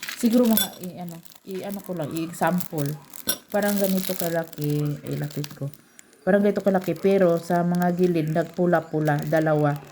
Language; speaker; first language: Filipino; non-native, local second language; Cebuano